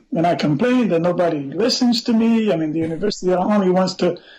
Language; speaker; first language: English; non-native, fluent; Portuguese